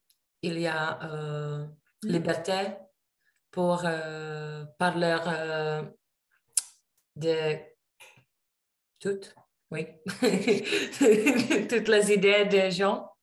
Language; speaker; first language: French; non-native, learner; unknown